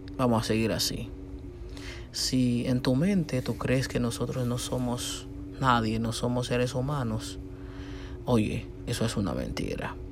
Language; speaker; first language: Spanish; non-native, fluent; Haitian Creole